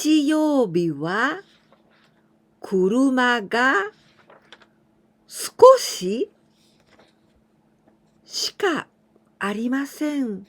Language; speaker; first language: Japanese; non-native, fluent; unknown